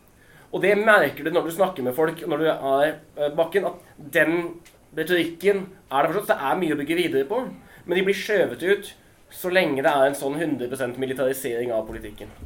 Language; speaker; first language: Norwegian; native; Norwegian